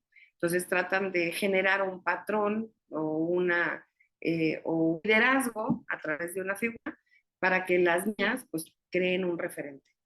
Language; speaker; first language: Spanish; native; Spanish